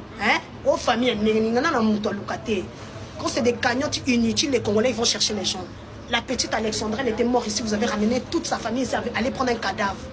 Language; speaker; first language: French; non-native, local second language; Lingala